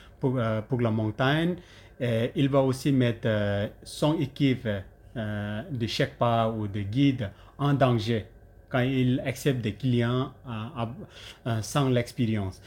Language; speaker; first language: French; non-native, learner; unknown